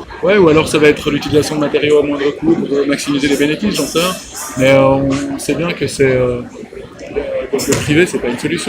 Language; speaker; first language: French; native; French